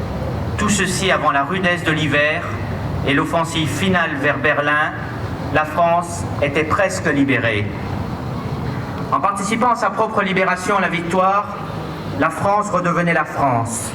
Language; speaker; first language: French; native; French